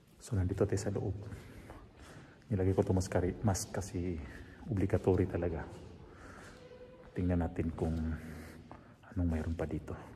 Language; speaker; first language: Filipino; native; Filipino